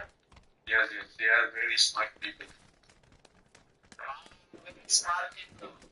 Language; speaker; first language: English; non-native, fluent; Khasi